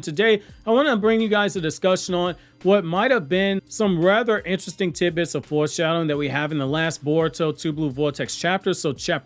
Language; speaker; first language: English; native; English